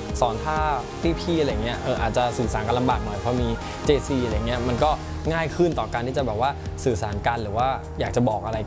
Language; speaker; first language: Thai; native; Thai